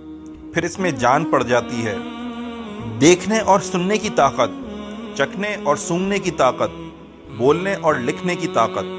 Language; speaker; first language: Urdu; native; Urdu